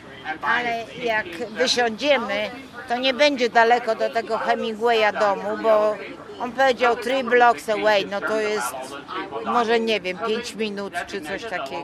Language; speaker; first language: Polish; native; Polish